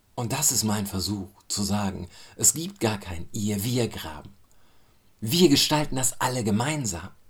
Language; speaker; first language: German; early bilingual, other home language; Turkish